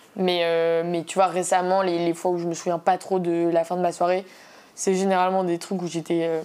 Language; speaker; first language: French; native; French